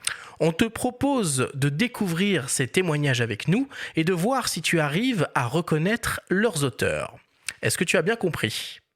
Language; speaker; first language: French; native; French